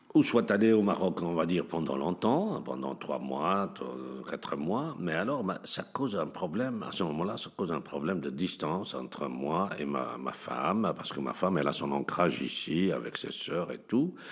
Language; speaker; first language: French; non-native, local second language; Arabic